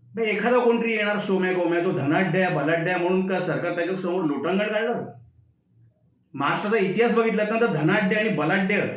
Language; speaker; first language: Marathi; native; Marathi